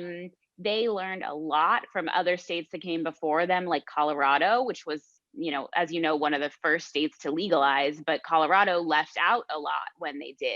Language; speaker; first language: English; native; English